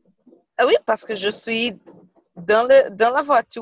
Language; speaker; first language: French; non-native, learner; Portuguese